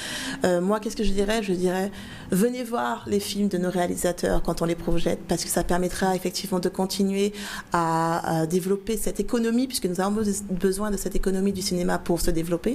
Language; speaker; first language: French; native; French